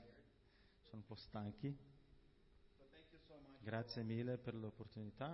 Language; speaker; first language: Italian; non-native, fluent; Portuguese